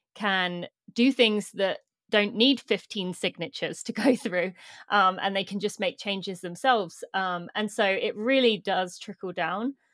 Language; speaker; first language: English; native; English